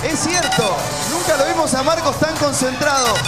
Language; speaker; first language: Spanish; native; Spanish